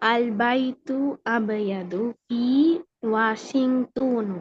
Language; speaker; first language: Arabic; non-native, learner; Bangla